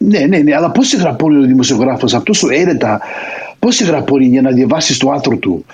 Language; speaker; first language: Greek; early bilingual, heritage; Greek